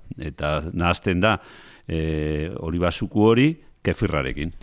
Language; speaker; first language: Basque; non-native, local second language; Spanish